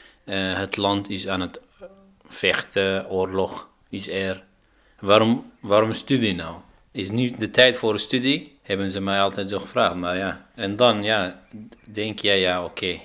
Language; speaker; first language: Dutch; non-native, fluent; Arabic